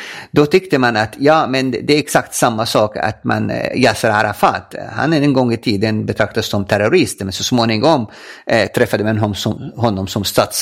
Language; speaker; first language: Swedish; non-native, fluent; Arabic